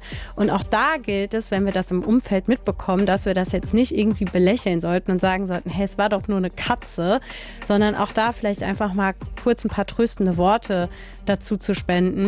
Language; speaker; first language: German; native; German